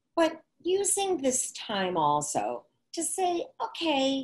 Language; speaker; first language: English; native; English